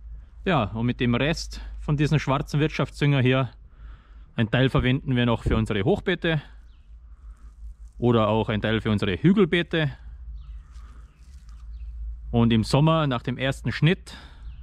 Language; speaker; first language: German; native; German